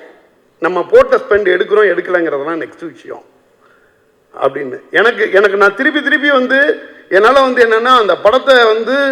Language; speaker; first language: Tamil; native; Tamil